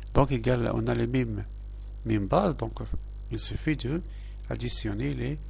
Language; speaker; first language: French; non-native, local second language; Arabic